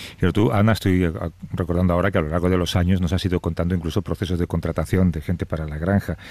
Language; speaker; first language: Spanish; native; Spanish